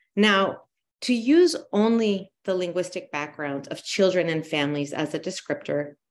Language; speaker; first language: English; early bilingual, other home language; Spanish